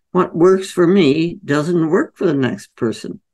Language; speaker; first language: English; native; English